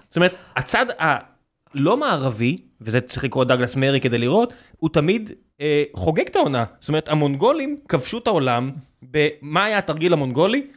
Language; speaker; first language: Hebrew; native; Hebrew